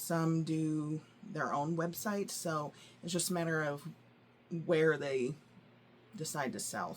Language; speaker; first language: English; native; English